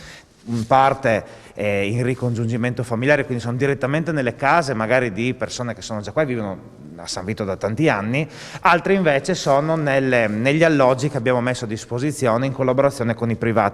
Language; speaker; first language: Italian; native; Italian